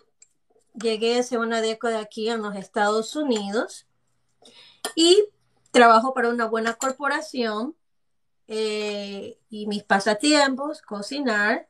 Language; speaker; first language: Spanish; early bilingual, heritage; Chinese